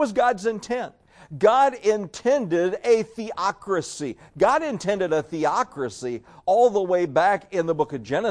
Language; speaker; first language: English; native; English